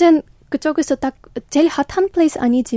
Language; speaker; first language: Korean; non-native, learner; Ukrainian